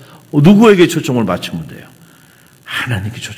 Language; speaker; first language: Korean; native; Korean